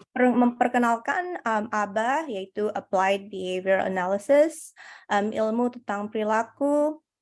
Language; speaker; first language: Indonesian; early bilingual, heritage; Indonesian